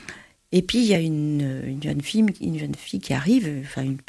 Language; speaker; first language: French; native; French